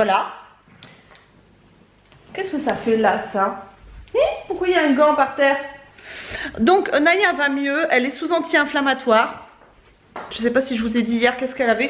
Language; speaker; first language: French; native; French